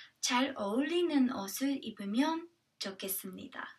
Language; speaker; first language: Korean; non-native, learner; English